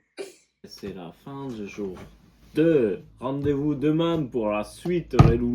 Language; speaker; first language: French; native; French